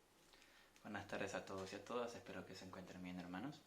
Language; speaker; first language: Spanish; native; Spanish